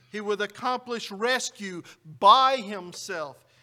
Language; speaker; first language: English; native; English